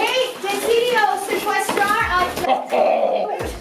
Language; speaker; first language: Spanish; non-native, fluent; English